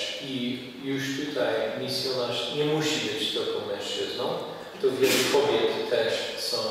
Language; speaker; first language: Polish; non-native, fluent; English